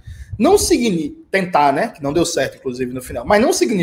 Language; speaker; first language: Portuguese; native; Portuguese